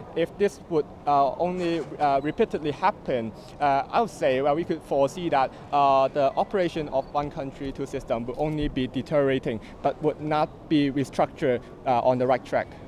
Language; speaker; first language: English; non-native, local second language; Cantonese